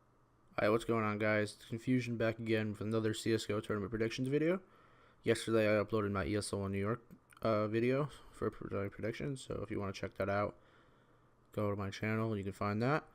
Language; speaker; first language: English; native; English